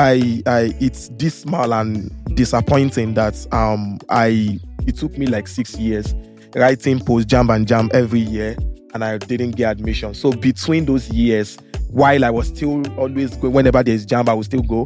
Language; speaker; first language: English; non-native, local second language; Yoruba